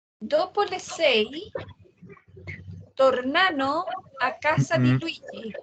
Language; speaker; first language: Italian; non-native, learner; Spanish